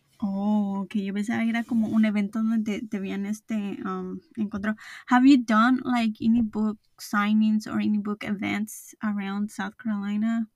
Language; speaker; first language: Spanish; early bilingual, heritage; Spanish